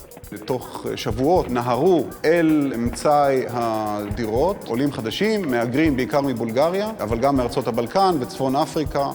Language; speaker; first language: Hebrew; native; Hebrew